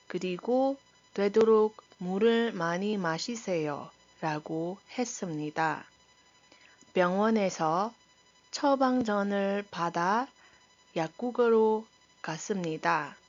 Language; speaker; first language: Korean; non-native, fluent; Iloko